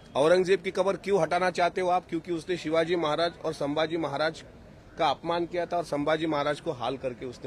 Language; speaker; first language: Hindi; non-native, local second language; Marathi